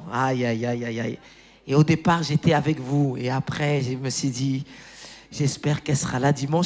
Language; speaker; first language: French; native; French